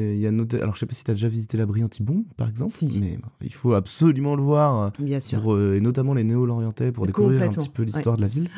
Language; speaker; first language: French; native; French